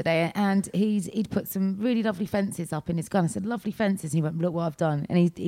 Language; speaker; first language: English; native; English